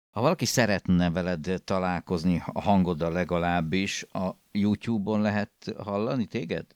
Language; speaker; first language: Hungarian; native; Hungarian